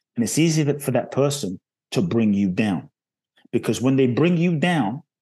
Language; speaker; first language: English; native; English